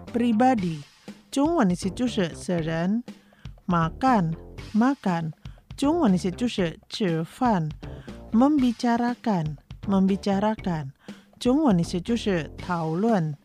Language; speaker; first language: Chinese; non-native, learner; Indonesian